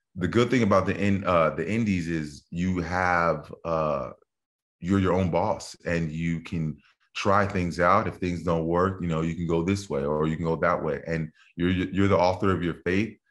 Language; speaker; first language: English; native; English